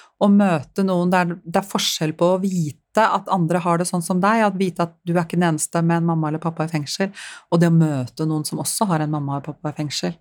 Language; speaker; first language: Norwegian; native; Norwegian